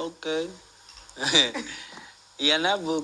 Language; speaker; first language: French; non-native, local second language; Swahili